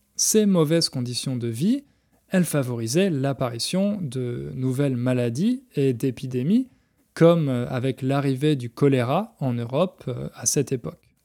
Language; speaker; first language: French; native; French